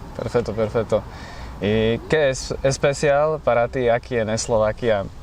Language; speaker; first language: Spanish; non-native, fluent; Slovak